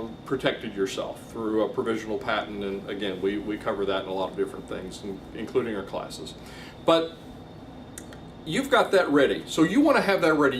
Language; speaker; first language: English; native; English